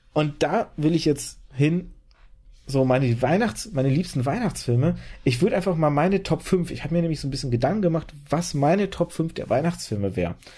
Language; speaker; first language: German; early bilingual, other home language; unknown